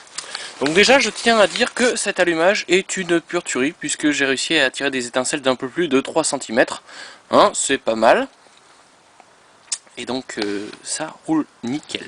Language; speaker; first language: French; native; French